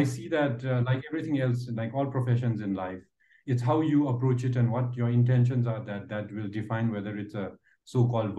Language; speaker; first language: English; non-native, fluent; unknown